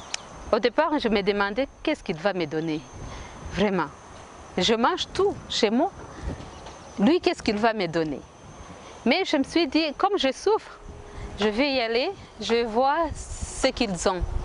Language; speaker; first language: French; non-native, local second language; Kinyarwanda